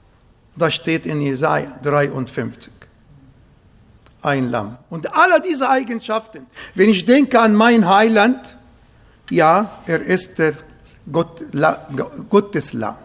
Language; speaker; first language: German; non-native, fluent; Arabic